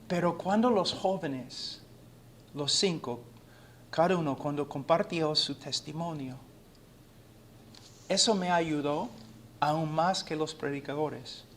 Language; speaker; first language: Spanish; non-native, fluent; English